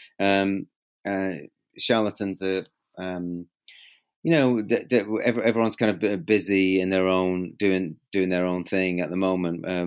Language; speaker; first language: English; native; English